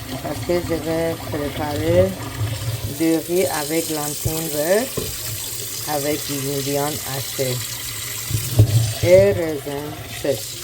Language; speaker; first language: French; non-native, learner; Persian